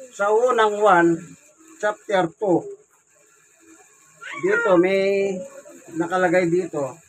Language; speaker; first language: Filipino; non-native, local second language; Pampanga